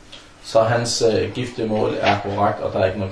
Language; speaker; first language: Danish; early bilingual, other home language; Arabic